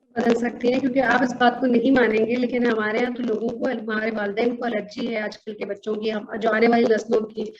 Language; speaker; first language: Urdu; native; Urdu